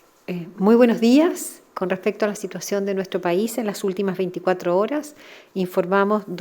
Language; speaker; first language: Spanish; native; Spanish